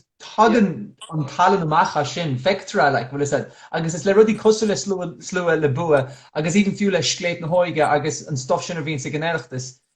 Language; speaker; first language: Irish; non-native, local second language; English